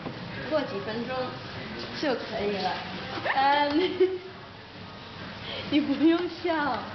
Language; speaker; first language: Chinese; non-native, learner; Dutch